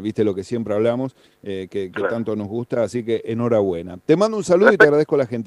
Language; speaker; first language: Spanish; native; Spanish